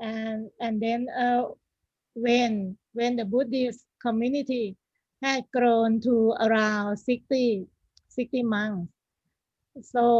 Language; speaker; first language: English; non-native, learner; Thai